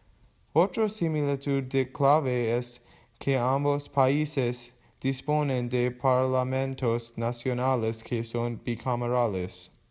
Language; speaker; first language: Spanish; non-native, learner; English